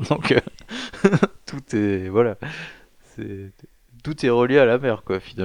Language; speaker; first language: French; native; French